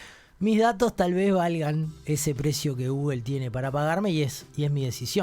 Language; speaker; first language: Spanish; native; Spanish